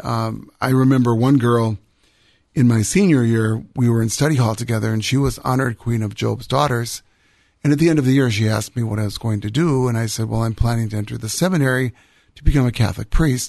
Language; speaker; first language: English; native; English